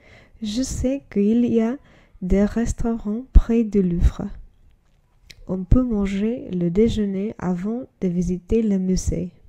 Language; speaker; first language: French; non-native, learner; English